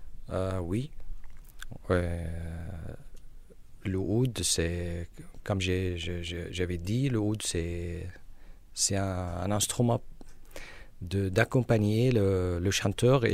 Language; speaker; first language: French; non-native, learner; Arabic